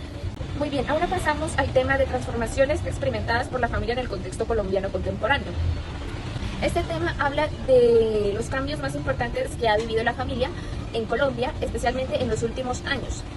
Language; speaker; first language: Spanish; native; Spanish